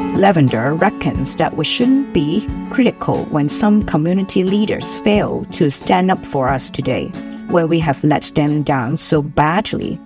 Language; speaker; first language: English; non-native, local second language; Cantonese